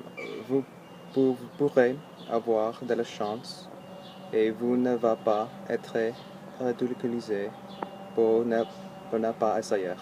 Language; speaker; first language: French; non-native, learner; English